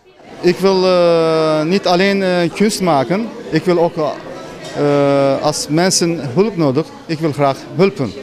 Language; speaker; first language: Dutch; non-native, learner; Turkish